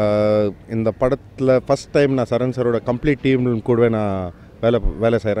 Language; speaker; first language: Tamil; non-native, fluent; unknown